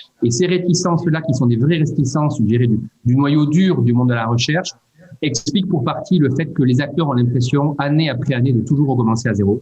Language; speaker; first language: French; native; French